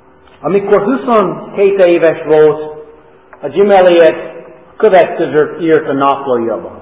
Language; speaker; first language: Hungarian; non-native, learner; English